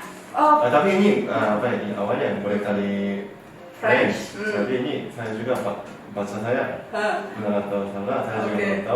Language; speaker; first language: Indonesian; non-native, learner; Korean